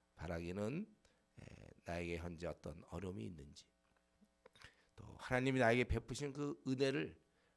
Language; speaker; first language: Korean; native; Korean